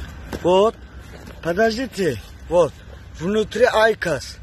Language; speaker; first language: Russian; non-native, learner; Tajik